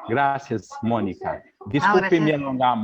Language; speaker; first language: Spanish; non-native, learner; Portuguese